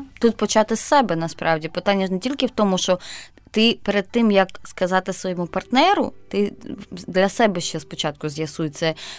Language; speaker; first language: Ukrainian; native; Ukrainian